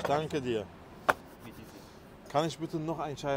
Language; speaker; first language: German; early bilingual, other home language; Turkish